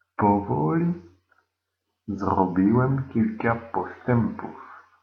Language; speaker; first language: Polish; non-native, learner; French